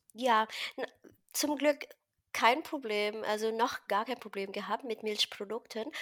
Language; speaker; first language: German; non-native, fluent; Filipino